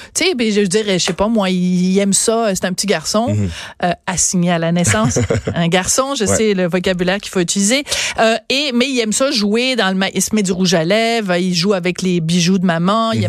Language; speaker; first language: French; native; French